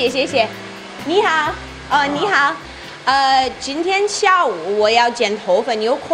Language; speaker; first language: Chinese; non-native, learner; English